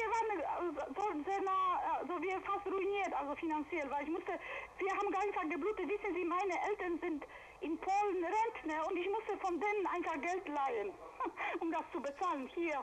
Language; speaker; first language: German; non-native, fluent; Polish